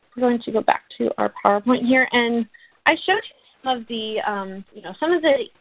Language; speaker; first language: English; native; English